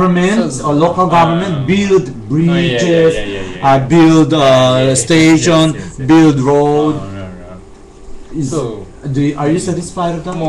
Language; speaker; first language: English; non-native, fluent; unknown